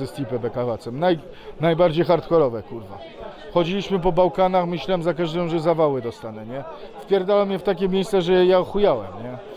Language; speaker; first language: Polish; non-native, fluent; Serbian